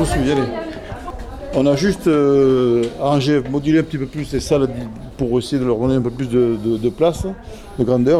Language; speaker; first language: French; native; French